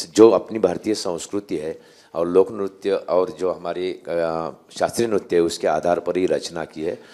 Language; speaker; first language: Hindi; non-native, local second language; Marathi